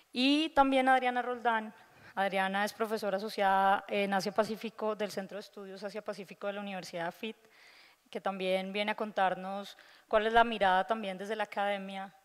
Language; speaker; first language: Spanish; native; Spanish